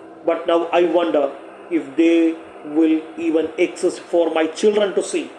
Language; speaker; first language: English; non-native, local second language; Malayalam